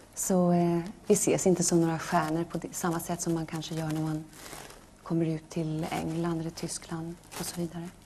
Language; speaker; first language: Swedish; early bilingual, other home language; Norwegian